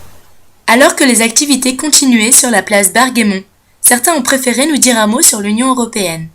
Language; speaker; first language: French; native; French